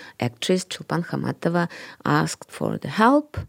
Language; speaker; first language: English; non-native, learner; Russian